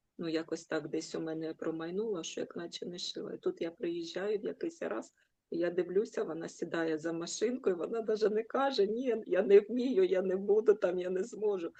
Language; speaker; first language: Ukrainian; non-native, local second language; Russian